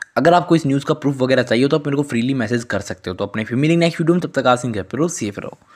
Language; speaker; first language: Hindi; native; Hindi